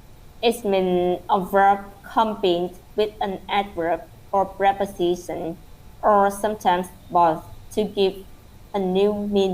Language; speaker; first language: English; non-native, learner; Vietnamese